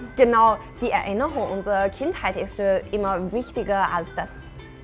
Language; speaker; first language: German; non-native, fluent; Chinese